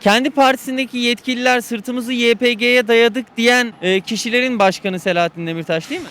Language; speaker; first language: Turkish; native; Turkish